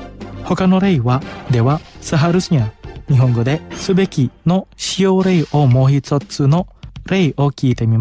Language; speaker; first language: Japanese; non-native, fluent; Indonesian